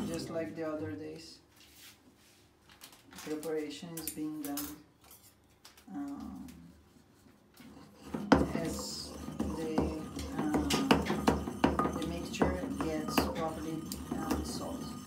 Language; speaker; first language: English; non-native, fluent; Portuguese